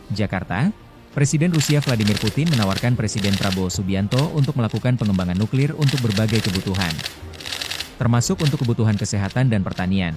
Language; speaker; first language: Indonesian; native; Indonesian